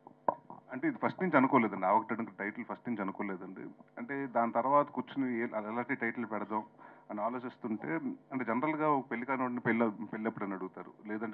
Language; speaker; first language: Telugu; native; Telugu